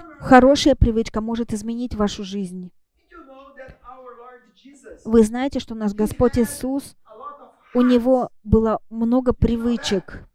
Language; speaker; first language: Russian; non-native, fluent; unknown